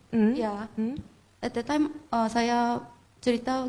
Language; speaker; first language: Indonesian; non-native, fluent; Korean